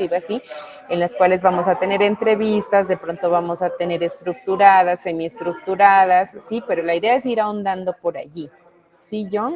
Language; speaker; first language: Spanish; native; Spanish